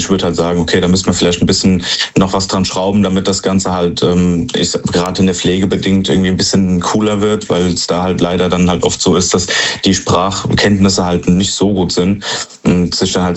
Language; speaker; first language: German; native; German